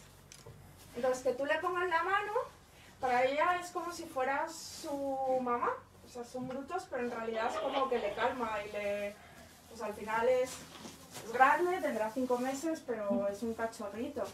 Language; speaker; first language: Spanish; native; Spanish